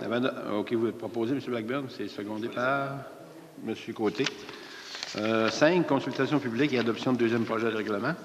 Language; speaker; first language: French; native; French